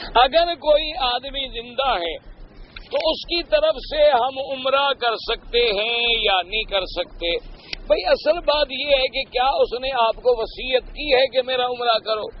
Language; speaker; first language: Urdu; native; Urdu